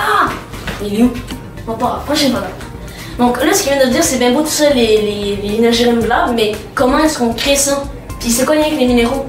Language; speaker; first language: French; native; French